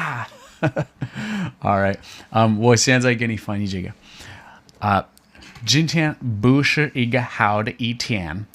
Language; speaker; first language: Chinese; non-native, fluent; English